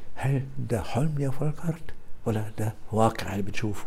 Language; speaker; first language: Arabic; non-native, fluent; German